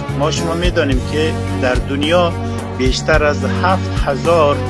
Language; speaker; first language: Persian; non-native, local second language; Uzbek